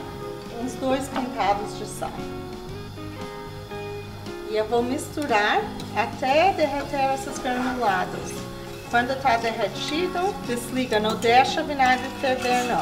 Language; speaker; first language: Portuguese; non-native, fluent; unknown